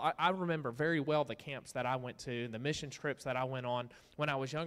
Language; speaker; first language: English; native; English